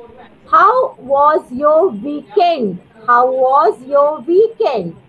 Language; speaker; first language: English; non-native, learner; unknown